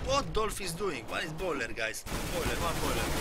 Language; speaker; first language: English; non-native, learner; Polish